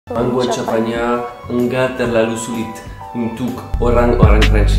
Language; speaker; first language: Indonesian; non-native, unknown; French